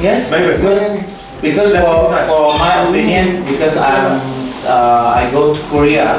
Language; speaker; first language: English; non-native, learner; Indonesian